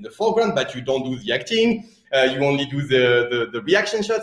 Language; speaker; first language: English; non-native, fluent; French